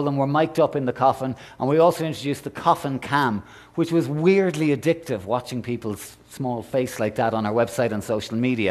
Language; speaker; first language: English; native; English